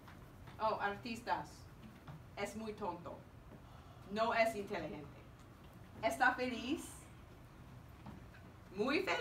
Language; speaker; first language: Spanish; non-native, fluent; English